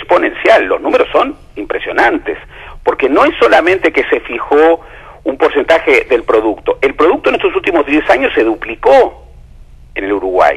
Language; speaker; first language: Spanish; native; Spanish